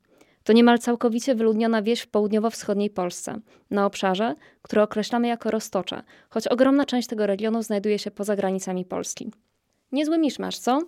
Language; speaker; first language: Polish; native; Polish